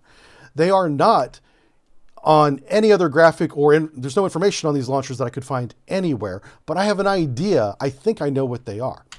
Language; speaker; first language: English; native; English